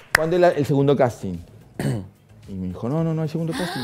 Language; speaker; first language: Spanish; native; Spanish